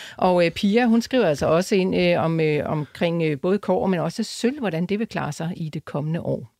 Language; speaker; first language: Danish; native; Danish